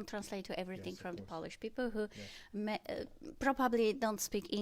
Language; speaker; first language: English; non-native, learner; Polish